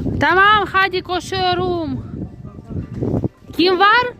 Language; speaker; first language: Turkish; non-native, learner; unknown